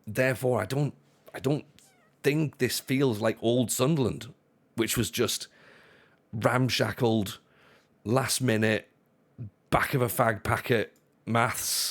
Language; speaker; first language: English; native; English